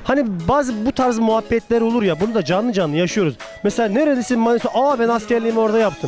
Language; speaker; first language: Turkish; native; Turkish